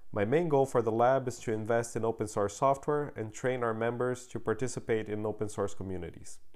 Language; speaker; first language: English; non-native, fluent; Portuguese